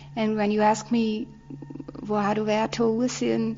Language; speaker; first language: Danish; non-native, learner; German